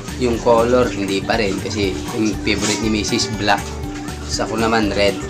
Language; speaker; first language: Filipino; non-native, local second language; Iloko